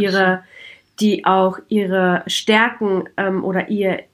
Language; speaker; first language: German; native; German